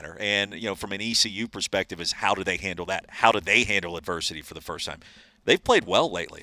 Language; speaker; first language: English; native; English